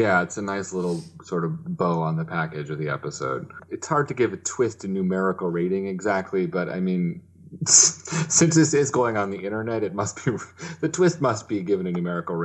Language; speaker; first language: English; native; English